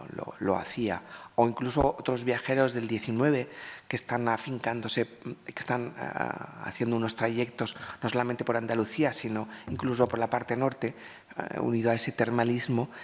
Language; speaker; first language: Spanish; native; Spanish